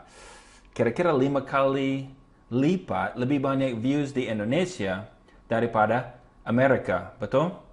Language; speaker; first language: Indonesian; non-native, fluent; English